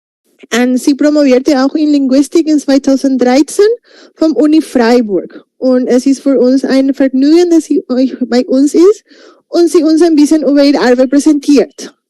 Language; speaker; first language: German; non-native, fluent; Spanish